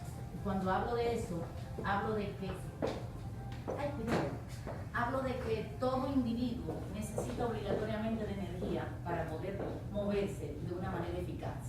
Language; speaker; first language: Spanish; native; Spanish